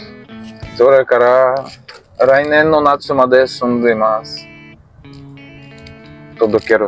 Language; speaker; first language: Japanese; non-native, learner; Russian